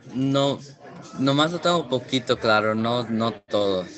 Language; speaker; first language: Spanish; early bilingual, heritage; Spanish